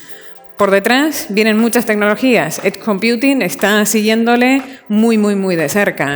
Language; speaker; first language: Spanish; native; Spanish